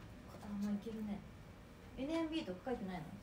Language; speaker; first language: Japanese; native; Japanese